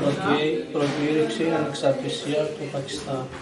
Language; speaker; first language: Greek; non-native, learner; Bangla